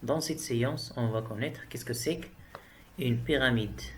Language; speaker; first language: French; non-native, local second language; Arabic